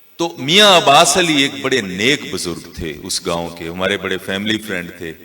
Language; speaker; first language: Urdu; non-native, local second language; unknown